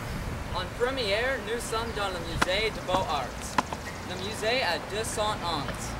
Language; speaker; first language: French; non-native, learner; English